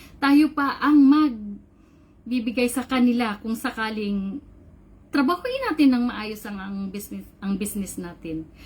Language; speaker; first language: Filipino; non-native, local second language; Cebuano